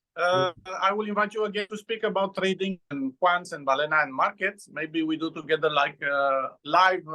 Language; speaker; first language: English; non-native, fluent; Romanian